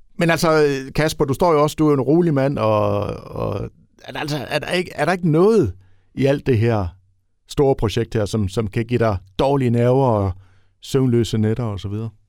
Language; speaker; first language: Danish; native; Danish